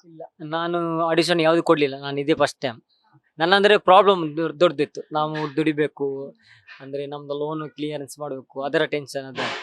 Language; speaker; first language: Kannada; non-native, local second language; Tulu